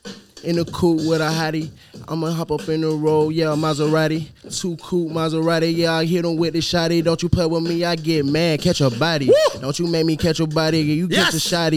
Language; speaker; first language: English; native; English